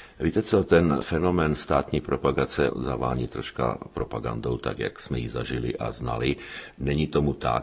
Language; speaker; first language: Czech; native; Czech